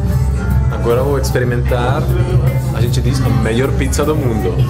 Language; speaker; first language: Portuguese; non-native, fluent; Czech